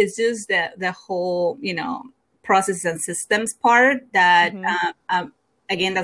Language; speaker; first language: English; non-native, fluent; Spanish